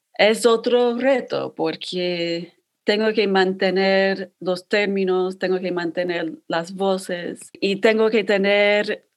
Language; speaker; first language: Spanish; non-native, fluent; English